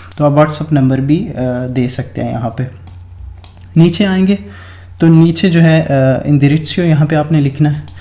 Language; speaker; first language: Urdu; non-native, local second language; Punjabi